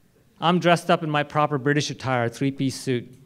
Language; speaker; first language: English; non-native, local second language; Hindi